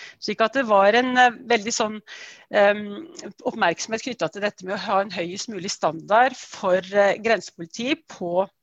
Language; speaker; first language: Norwegian; native; Norwegian